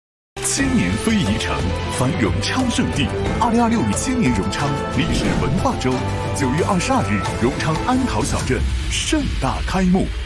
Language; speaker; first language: Chinese; native; Chinese